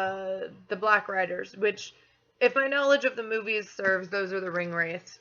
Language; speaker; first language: English; native; English